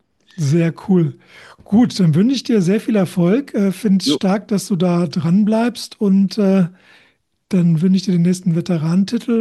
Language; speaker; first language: German; native; German